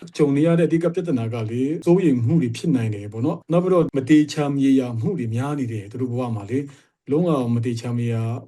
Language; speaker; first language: Burmese; non-native, local second language; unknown